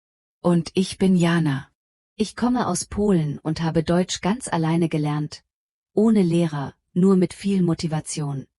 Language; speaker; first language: German; non-native, fluent; Polish